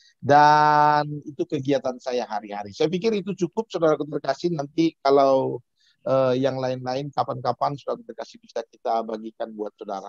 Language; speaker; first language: Indonesian; native; Indonesian